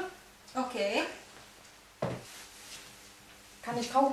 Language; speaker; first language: German; non-native, fluent; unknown